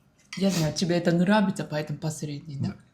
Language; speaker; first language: Russian; non-native, learner; Japanese